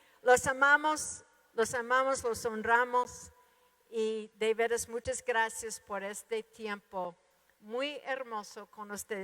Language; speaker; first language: Spanish; non-native, fluent; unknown